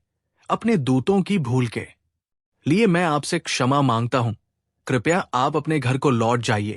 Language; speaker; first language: Hindi; native; Hindi